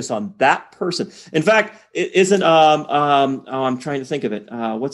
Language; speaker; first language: English; native; English